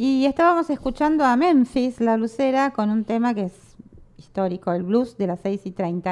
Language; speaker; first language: Spanish; native; Spanish